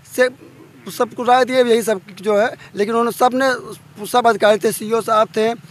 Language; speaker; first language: Hindi; native; Hindi